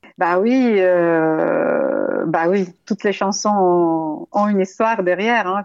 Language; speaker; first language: French; non-native, fluent; Italian